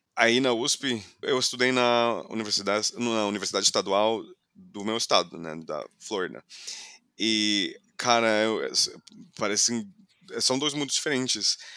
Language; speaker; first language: Portuguese; non-native, fluent; English